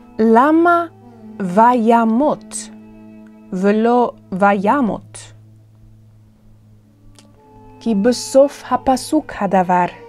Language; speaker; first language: Hebrew; non-native, fluent; English